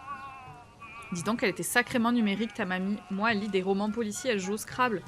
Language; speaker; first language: French; native; French